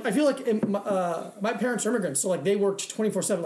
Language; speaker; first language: English; early bilingual, other home language; Spanish